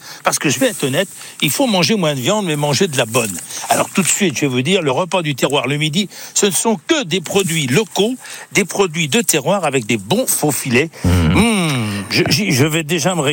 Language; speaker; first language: French; native; French